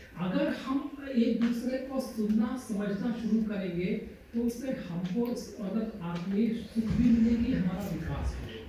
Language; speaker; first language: Hindi; native; Hindi